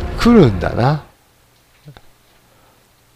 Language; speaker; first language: Japanese; native; Japanese